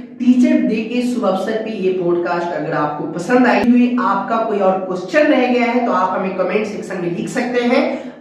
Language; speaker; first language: Hindi; native; Hindi